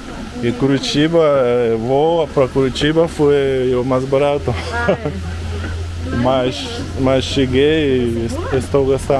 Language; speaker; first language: Portuguese; non-native, learner; Russian